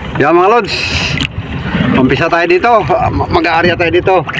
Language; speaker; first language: Filipino; native; Filipino